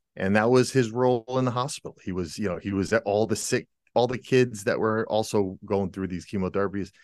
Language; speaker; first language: English; native; English